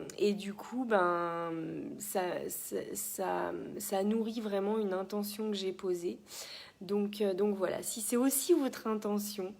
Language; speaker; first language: French; native; French